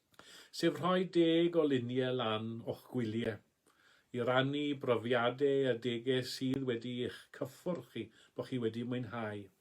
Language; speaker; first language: Welsh; native; Welsh